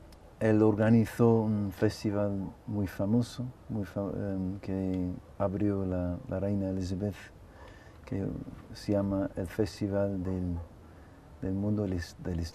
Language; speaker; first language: Spanish; non-native, fluent; English